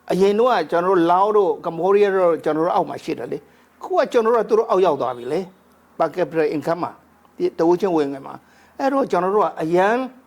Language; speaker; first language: Burmese; non-native, local second language; Shan